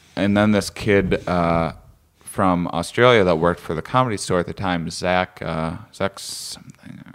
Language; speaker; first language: English; native; English